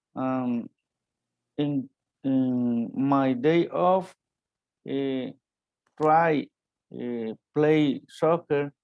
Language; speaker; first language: English; non-native, learner; Spanish